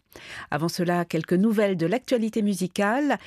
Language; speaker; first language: French; native; French